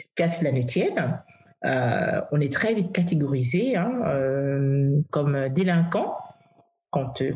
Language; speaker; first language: French; early bilingual, heritage; English